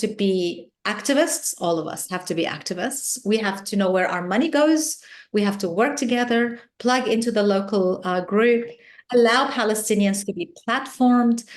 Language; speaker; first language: English; non-native, fluent; Arabic